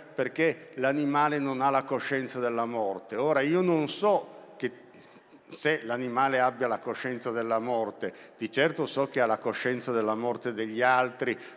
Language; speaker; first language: Italian; native; Italian